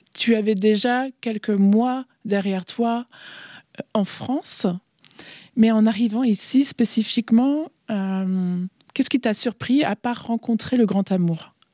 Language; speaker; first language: French; native; French